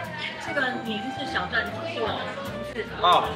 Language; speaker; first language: Chinese; native; Chinese